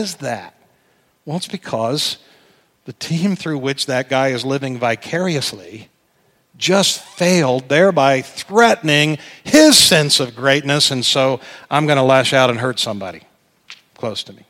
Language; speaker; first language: English; native; English